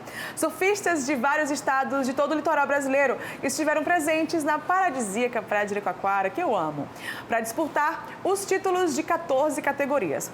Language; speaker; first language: Portuguese; native; Portuguese